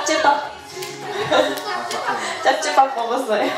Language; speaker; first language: Korean; non-native, fluent; Japanese